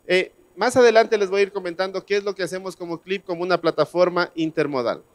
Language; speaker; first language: Spanish; native; Spanish